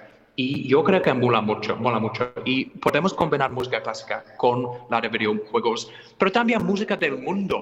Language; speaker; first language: Spanish; non-native, fluent; English